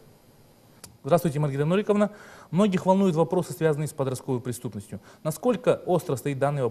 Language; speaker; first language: Russian; native; Russian